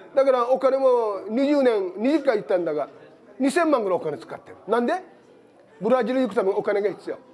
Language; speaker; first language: Japanese; native; Japanese